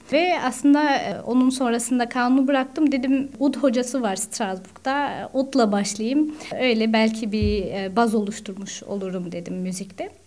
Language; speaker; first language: Turkish; early bilingual, heritage; Turkish